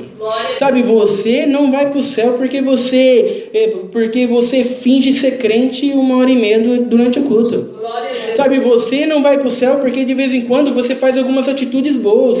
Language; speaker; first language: Portuguese; native; Portuguese